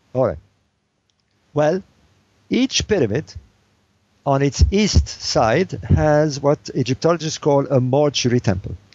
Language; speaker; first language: English; non-native, fluent; Arabic